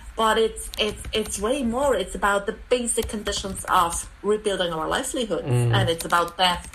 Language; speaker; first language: English; non-native, fluent; German